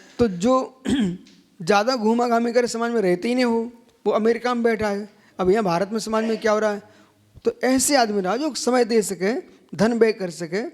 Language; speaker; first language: Hindi; native; Hindi